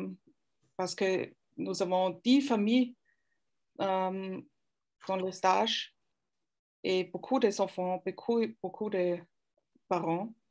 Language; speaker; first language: French; non-native, fluent; German